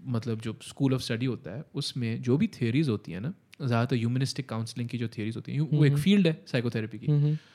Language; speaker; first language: Urdu; native; Urdu